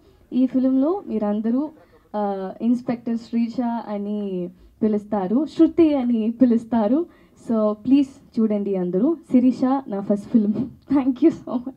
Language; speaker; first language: Telugu; non-native, learner; Tamil